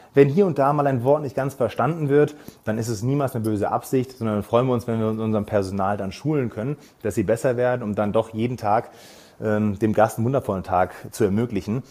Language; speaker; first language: German; native; German